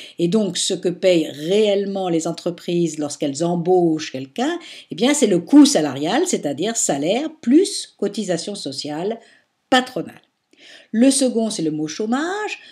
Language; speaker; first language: French; native; French